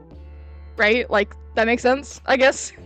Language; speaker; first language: English; native; English